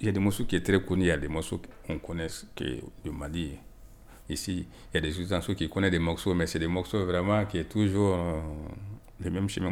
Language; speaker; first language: French; non-native, local second language; Bambara